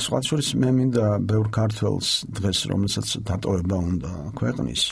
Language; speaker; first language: Georgian; native; Georgian